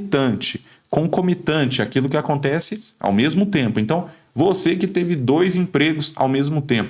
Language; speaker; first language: Portuguese; native; Portuguese